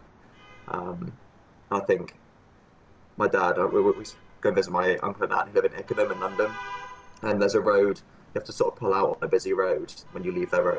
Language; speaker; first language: English; native; English